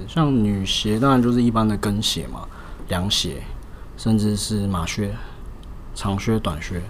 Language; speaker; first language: Chinese; native; Chinese